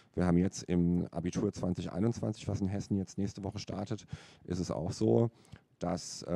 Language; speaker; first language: German; native; German